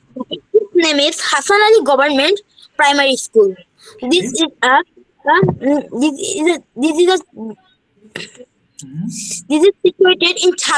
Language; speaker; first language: English; non-native, learner; Bangla